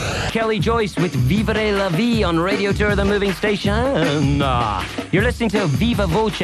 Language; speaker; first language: English; native; English